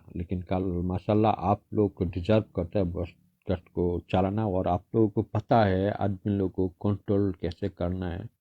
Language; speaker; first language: Hindi; non-native, local second language; Bangla